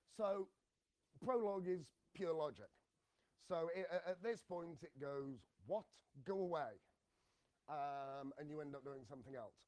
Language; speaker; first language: English; native; English